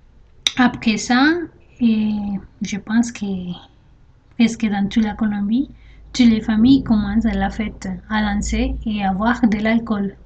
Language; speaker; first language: French; non-native, learner; Spanish